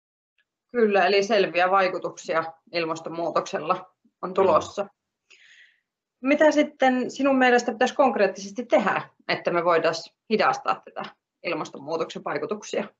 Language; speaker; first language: Finnish; native; Finnish